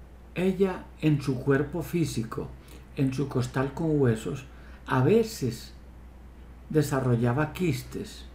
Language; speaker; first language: Spanish; native; Spanish